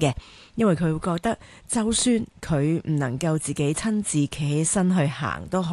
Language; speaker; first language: Cantonese; native; Cantonese